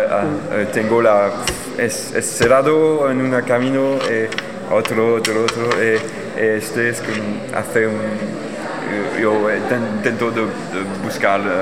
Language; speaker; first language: Spanish; non-native, learner; French